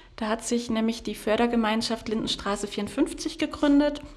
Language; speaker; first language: German; native; German